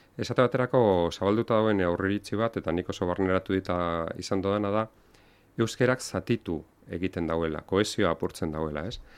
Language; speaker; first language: Basque; non-native, local second language; Spanish